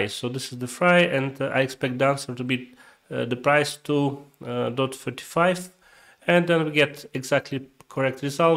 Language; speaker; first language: English; non-native, fluent; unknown